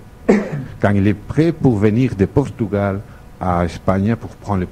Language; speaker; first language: French; non-native, fluent; Spanish